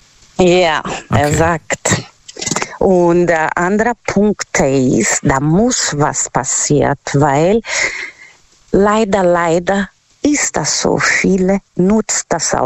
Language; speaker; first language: German; non-native, learner; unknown